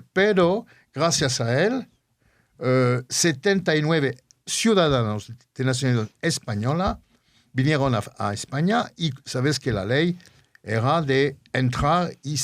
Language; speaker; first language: Spanish; early bilingual, heritage; Ladino